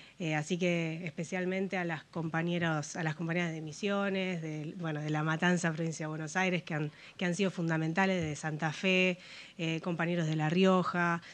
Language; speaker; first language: Spanish; native; Spanish